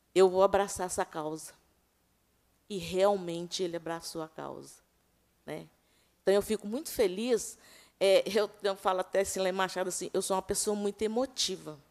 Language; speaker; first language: Portuguese; native; Portuguese